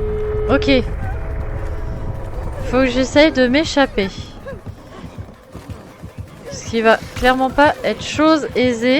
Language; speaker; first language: French; native; French